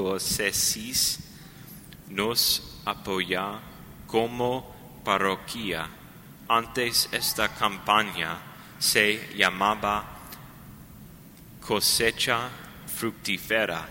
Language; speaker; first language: Spanish; non-native, learner; English